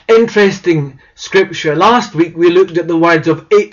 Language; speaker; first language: English; native; English